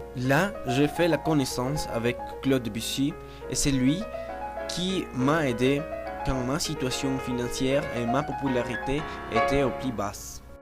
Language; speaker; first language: French; non-native, learner; Spanish